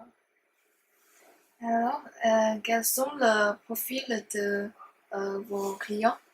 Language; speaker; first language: French; non-native, learner; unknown